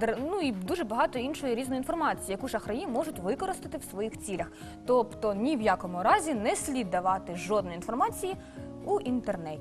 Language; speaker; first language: Ukrainian; native; Ukrainian